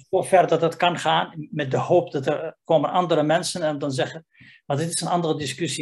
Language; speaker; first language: Dutch; non-native, fluent; Riffian